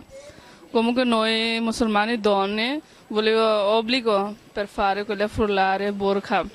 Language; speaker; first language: Italian; non-native, learner; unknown